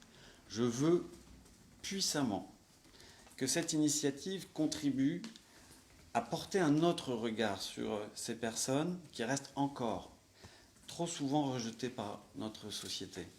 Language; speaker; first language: French; native; French